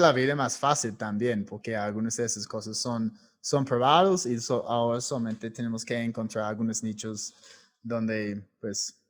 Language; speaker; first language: Spanish; non-native, fluent; English